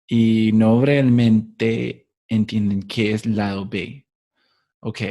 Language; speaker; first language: Spanish; non-native, fluent; English